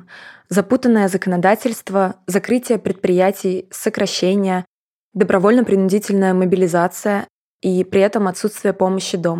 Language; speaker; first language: Russian; native; Russian